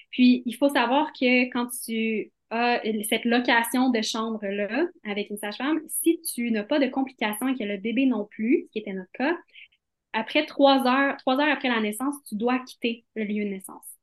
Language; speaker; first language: French; native; French